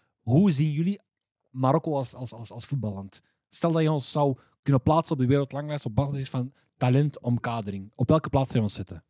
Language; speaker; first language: Dutch; early bilingual, other home language; Arabic